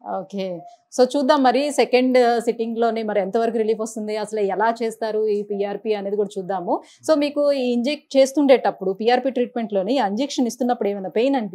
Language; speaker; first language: Telugu; native; Telugu